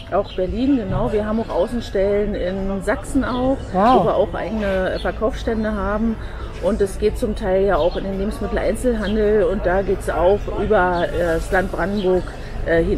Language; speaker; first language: German; native; German